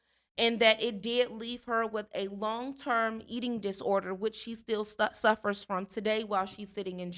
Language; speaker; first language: English; native; English